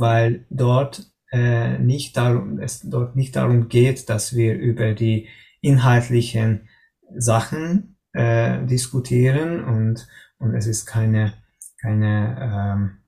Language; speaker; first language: German; non-native, learner; Hungarian